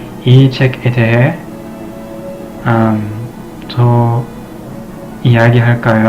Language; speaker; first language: Korean; non-native, learner; English